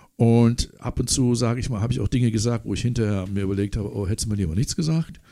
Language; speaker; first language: German; non-native, local second language; English